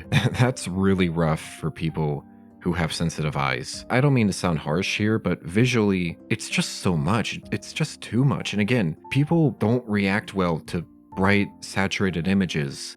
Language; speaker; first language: English; native; English